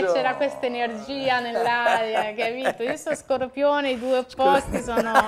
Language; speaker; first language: Italian; native; Italian